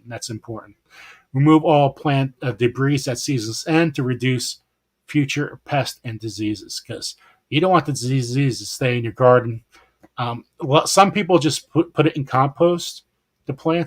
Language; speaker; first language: English; native; English